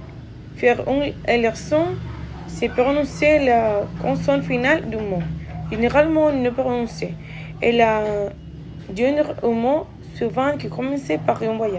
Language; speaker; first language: French; non-native, learner; Spanish